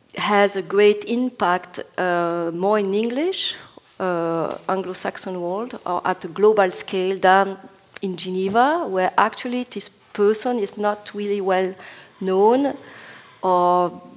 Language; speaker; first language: English; non-native, fluent; Italian